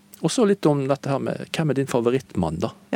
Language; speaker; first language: Norwegian; native; Norwegian